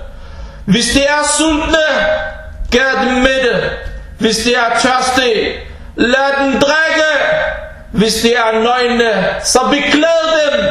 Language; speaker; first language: Danish; non-native, fluent; Arabic